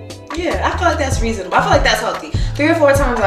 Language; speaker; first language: English; native; English